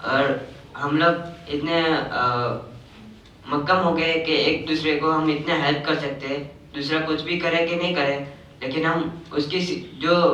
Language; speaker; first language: Hindi; native; Hindi